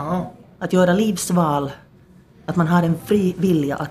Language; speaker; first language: Swedish; native; Swedish